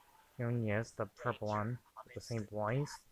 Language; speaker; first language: English; native; English